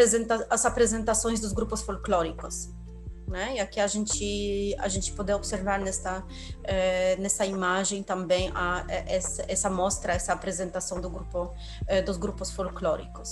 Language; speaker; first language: Portuguese; non-native, fluent; Polish